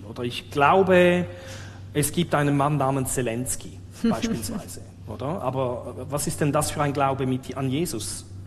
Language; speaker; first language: German; native; German